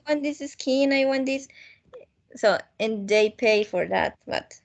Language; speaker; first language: English; non-native, fluent; Spanish